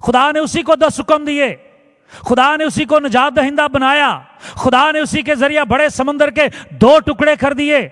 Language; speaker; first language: Urdu; non-native, local second language; Punjabi